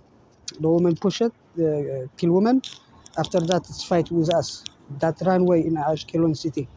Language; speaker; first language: English; non-native, learner; Tigrinya